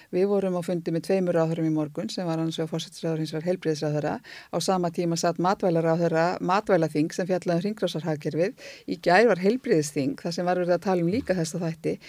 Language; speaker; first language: Icelandic; native; Icelandic